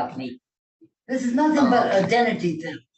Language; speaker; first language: English; native; English